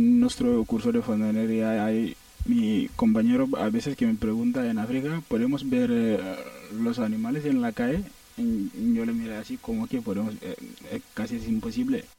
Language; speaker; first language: Spanish; non-native, learner; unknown